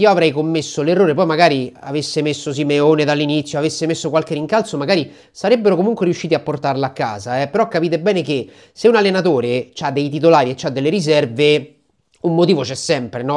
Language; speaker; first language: Italian; native; Italian